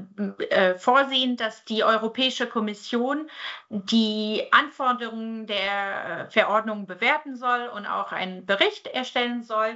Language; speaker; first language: German; native; German